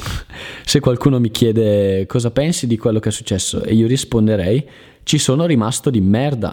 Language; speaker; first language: Italian; native; Italian